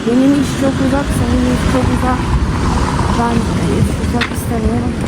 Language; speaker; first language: Turkish; non-native, learner; Persian